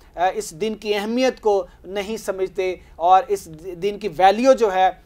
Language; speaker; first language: Urdu; non-native, local second language; Punjabi